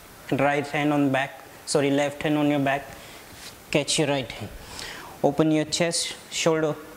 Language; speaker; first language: English; non-native, local second language; Hindi